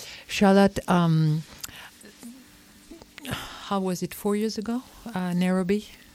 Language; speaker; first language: English; non-native, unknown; French